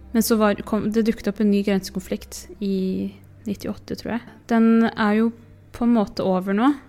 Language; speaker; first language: Norwegian; early bilingual, other home language; Tigrinya